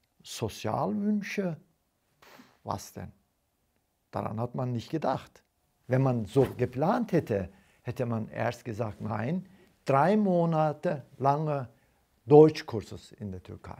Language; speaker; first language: German; non-native, fluent; Turkish